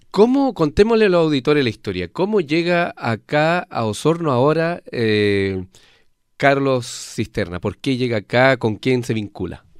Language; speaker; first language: Spanish; native; Spanish